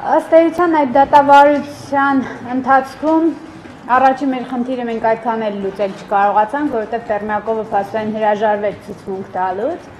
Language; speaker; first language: Armenian; native; Armenian